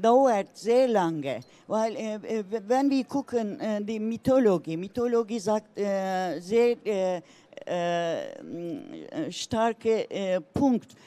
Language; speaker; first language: German; non-native, learner; Turkish